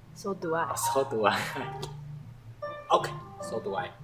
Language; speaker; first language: English; non-native, learner; Chinese